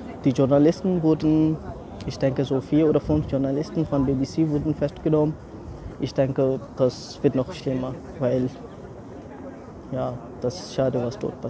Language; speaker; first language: German; non-native, fluent; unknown